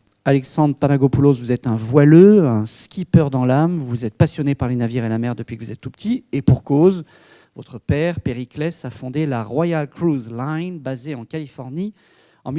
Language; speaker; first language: French; native; French